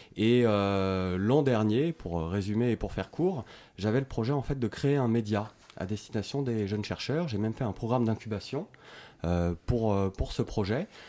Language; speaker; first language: French; native; French